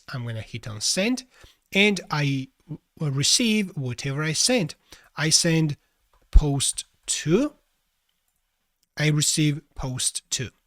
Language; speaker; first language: English; non-native, fluent; Georgian